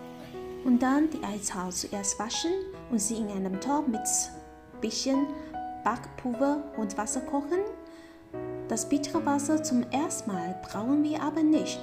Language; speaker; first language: German; non-native, fluent; Chinese